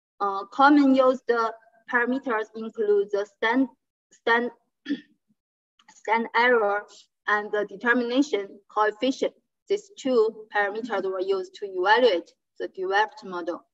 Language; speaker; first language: English; non-native, fluent; Chinese